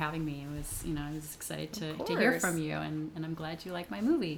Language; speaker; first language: English; native; English